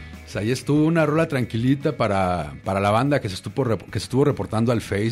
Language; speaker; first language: Spanish; native; Spanish